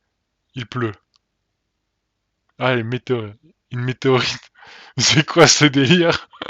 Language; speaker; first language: French; native; French